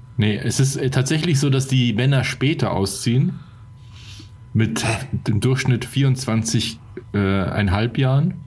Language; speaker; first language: German; early bilingual, other home language; Polish